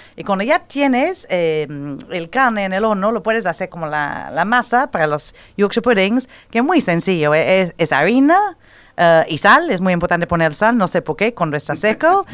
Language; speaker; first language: Spanish; non-native, fluent; English